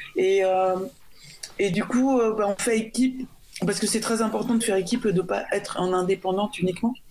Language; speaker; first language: French; native; French